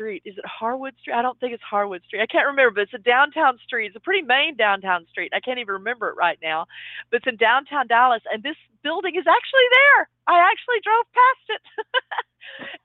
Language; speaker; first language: English; native; English